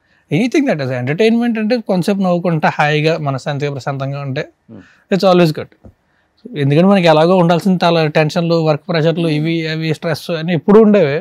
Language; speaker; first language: Telugu; native; Telugu